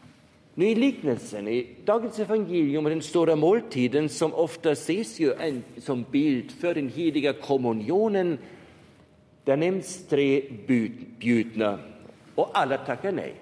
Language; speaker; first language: Swedish; non-native, fluent; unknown